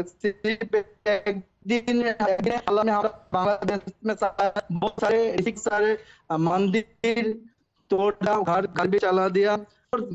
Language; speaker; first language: Hindi; non-native, learner; Bangla